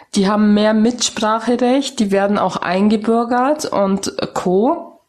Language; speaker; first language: German; native; German